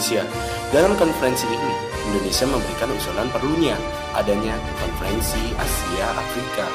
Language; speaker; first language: Indonesian; native; Indonesian